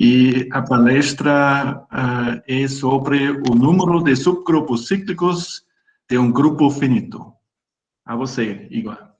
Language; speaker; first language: Portuguese; non-native, fluent; German